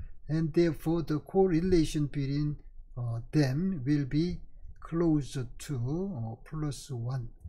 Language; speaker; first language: English; non-native, fluent; Korean